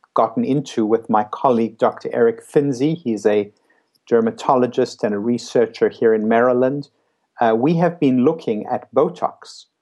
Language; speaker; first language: English; native; English